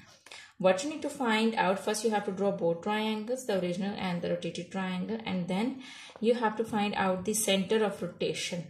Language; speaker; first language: English; non-native, local second language; Urdu